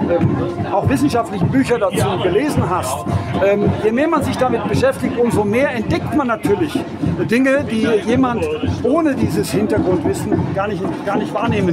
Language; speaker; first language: German; native; German